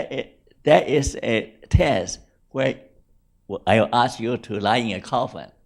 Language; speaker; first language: English; non-native, fluent; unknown